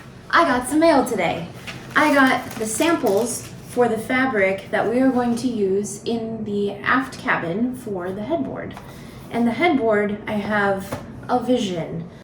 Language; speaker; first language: English; native; English